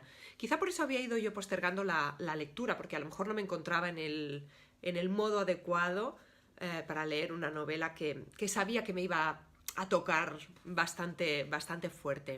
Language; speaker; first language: Spanish; native; Spanish